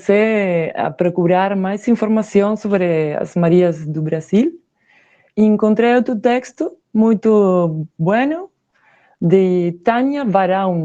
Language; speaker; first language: Portuguese; non-native, learner; Spanish